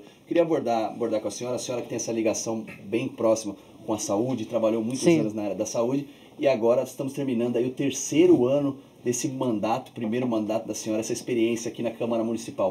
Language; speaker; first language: Portuguese; native; Portuguese